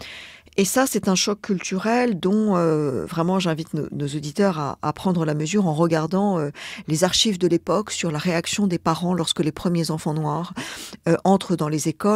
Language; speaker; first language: French; native; French